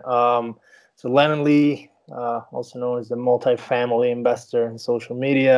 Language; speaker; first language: English; non-native, fluent; Spanish